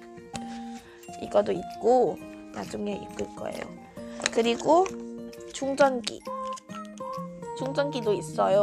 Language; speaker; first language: Korean; non-native, fluent; Thai